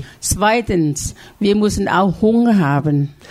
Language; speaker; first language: German; non-native, learner; Thai